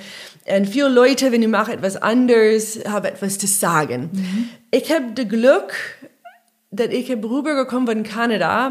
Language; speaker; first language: German; non-native, learner; English